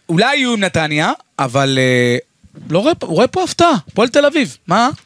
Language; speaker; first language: Hebrew; native; Hebrew